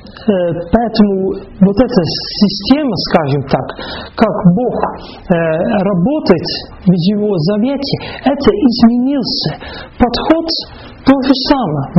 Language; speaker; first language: Russian; non-native, fluent; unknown